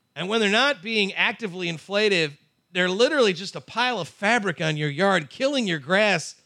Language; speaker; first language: English; native; English